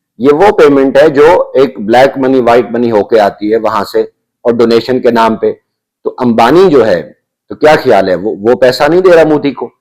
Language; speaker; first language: Urdu; non-native, local second language; Punjabi